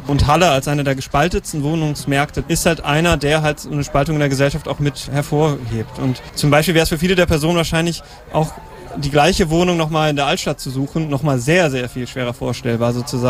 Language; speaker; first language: German; native; German